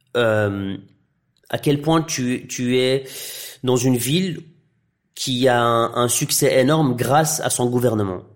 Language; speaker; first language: French; non-native, local second language; Arabic